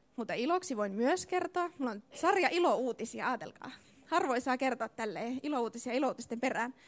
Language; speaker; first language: Finnish; native; Finnish